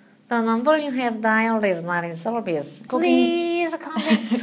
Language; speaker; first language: English; non-native, fluent; Korean